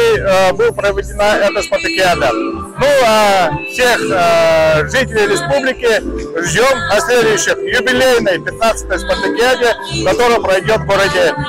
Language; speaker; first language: Russian; native; Russian